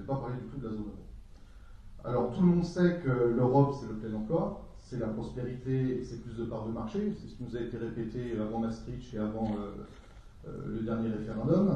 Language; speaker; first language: French; native; French